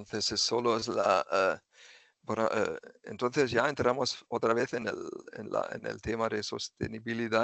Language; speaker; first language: Spanish; non-native, fluent; German